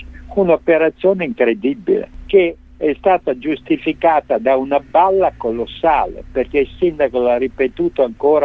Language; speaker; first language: Italian; native; Italian